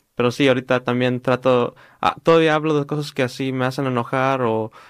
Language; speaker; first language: Spanish; early bilingual, heritage; Spanish